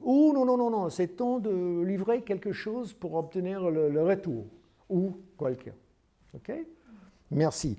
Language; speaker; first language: French; non-native, learner; English